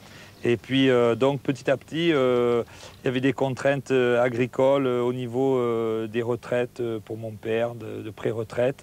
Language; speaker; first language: French; native; French